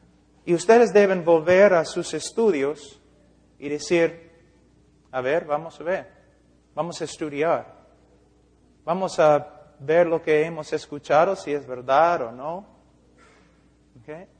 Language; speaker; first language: Spanish; non-native, fluent; English